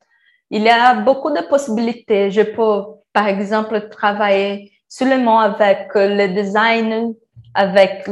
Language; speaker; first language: French; non-native, learner; Portuguese